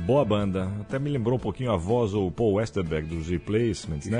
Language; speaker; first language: Portuguese; native; Portuguese